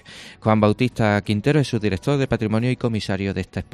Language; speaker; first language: Spanish; native; Spanish